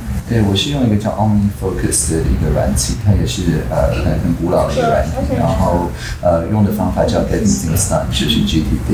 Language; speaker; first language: Chinese; native; Chinese